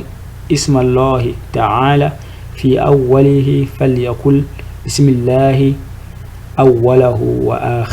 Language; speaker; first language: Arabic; non-native, fluent; French